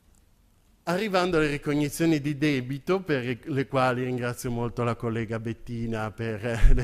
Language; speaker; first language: Italian; native; Italian